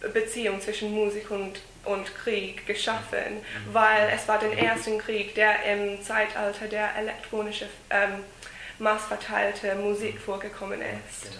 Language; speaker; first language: German; non-native, fluent; English